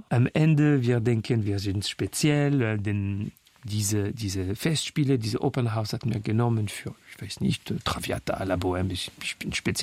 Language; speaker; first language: German; non-native, fluent; French